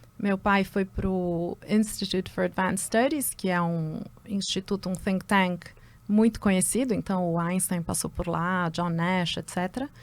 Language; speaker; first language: Portuguese; early bilingual, other home language; Spanish